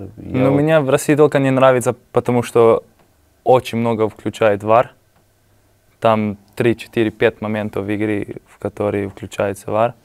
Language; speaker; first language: Russian; non-native, learner; Slovenian